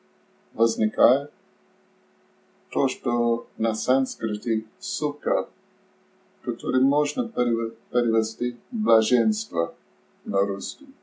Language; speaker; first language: Russian; non-native, fluent; English